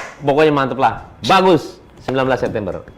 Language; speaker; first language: Indonesian; native; Indonesian